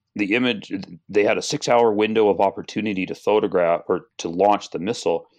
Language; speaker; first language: English; native; English